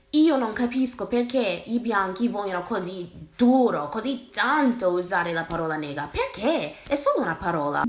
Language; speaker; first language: Italian; non-native, fluent; English